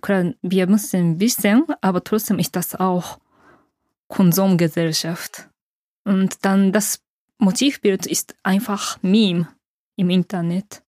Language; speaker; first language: German; non-native, fluent; Japanese